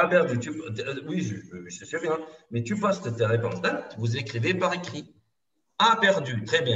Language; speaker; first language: French; non-native, local second language; Arabic